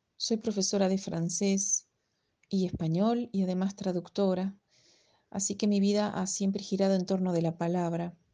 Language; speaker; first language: Spanish; early bilingual, heritage; Spanish